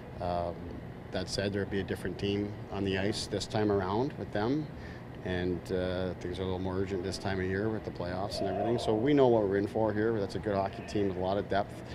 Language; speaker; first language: English; native; English